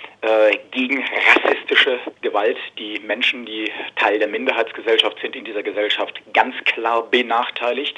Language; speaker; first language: German; native; German